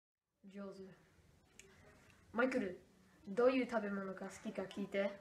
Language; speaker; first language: Japanese; non-native, learner; English